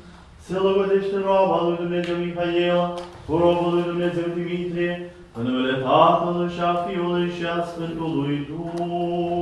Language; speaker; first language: Romanian; native; Romanian